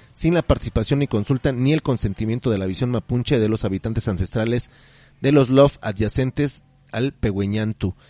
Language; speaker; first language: Spanish; native; Spanish